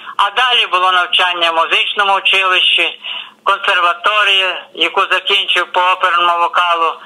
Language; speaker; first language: Ukrainian; native; Ukrainian